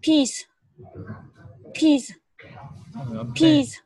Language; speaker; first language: English; non-native, learner; Vietnamese